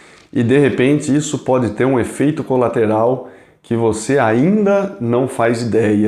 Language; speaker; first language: Portuguese; native; Portuguese